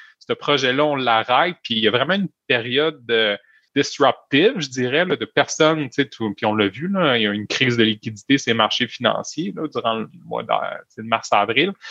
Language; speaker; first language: French; native; French